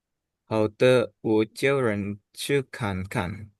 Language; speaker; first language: Chinese; non-native, learner; Indonesian